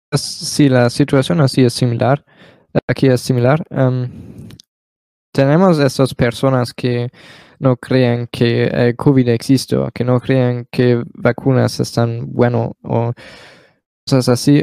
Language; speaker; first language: Spanish; non-native, learner; German